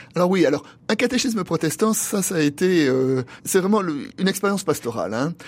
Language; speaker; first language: French; native; French